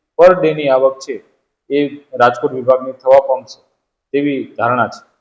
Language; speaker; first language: Gujarati; native; Gujarati